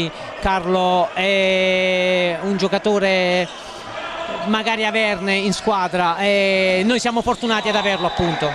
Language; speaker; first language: Italian; native; Italian